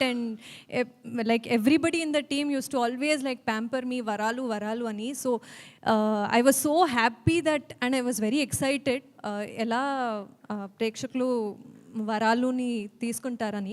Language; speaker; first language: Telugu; non-native, learner; Kannada